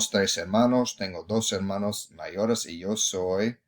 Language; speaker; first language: Spanish; non-native, fluent; English